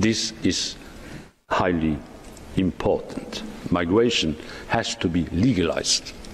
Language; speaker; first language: English; non-native, fluent; Luxembourgish